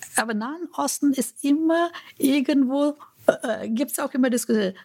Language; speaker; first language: German; non-native, fluent; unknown